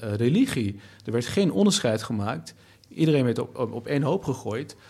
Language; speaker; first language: Dutch; native; Dutch